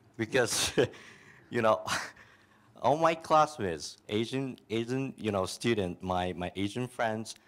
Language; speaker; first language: English; non-native, fluent; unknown